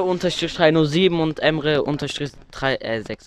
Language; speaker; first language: German; early bilingual, other home language; Turkish